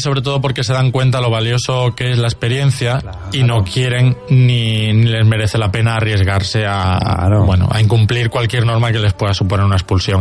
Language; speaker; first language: Spanish; native; Spanish